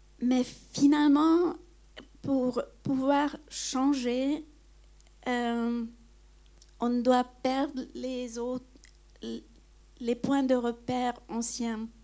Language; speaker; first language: French; non-native, fluent; Hungarian